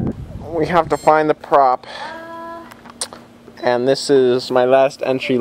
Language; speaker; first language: English; native; English